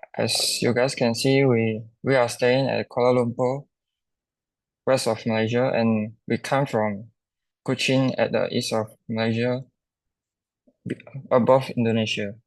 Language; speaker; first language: English; non-native, local second language; Chinese